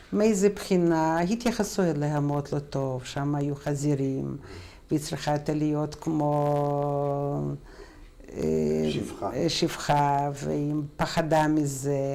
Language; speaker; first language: Hebrew; non-native, fluent; Russian